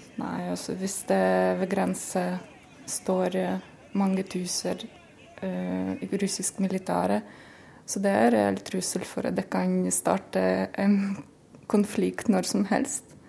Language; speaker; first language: Norwegian; non-native, fluent; Russian